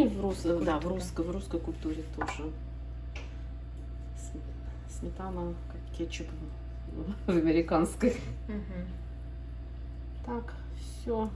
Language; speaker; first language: Russian; native; Russian